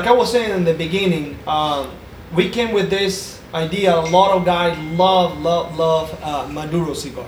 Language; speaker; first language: English; non-native, fluent; Spanish